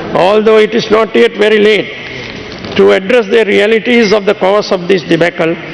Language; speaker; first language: English; non-native, local second language; Sinhala